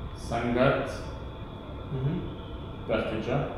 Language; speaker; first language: Indonesian; non-native, learner; English